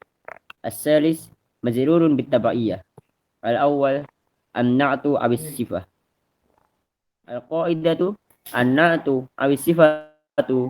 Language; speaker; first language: Arabic; non-native, learner; Indonesian